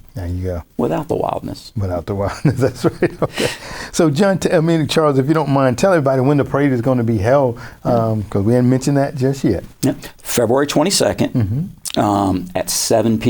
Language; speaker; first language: English; native; English